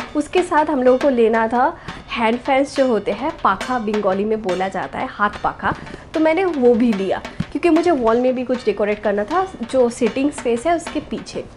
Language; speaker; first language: Hindi; non-native, local second language; Bangla